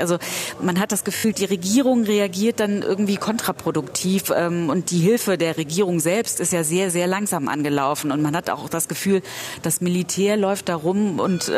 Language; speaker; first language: German; native; German